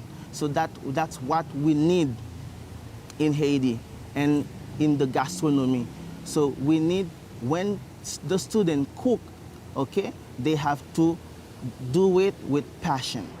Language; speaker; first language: English; non-native, learner; Haitian Creole